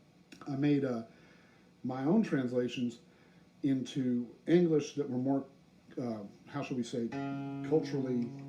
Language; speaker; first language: English; native; English